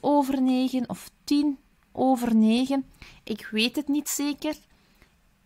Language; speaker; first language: Dutch; early bilingual, other home language; Turkish